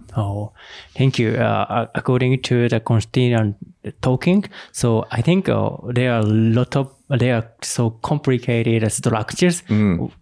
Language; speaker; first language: English; non-native, learner; Japanese